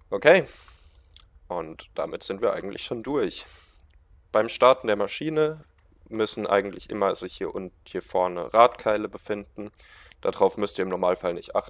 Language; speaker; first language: German; native; German